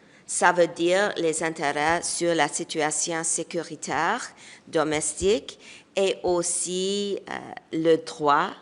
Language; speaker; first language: French; non-native, local second language; English